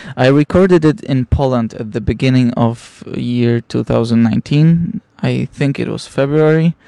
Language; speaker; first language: English; non-native, fluent; Polish